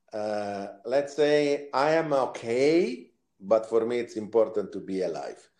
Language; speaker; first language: English; non-native, fluent; Italian